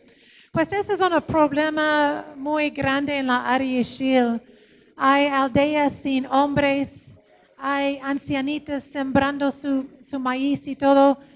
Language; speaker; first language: Spanish; non-native, fluent; English